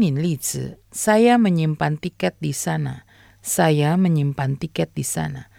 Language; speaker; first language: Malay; non-native, fluent; Chinese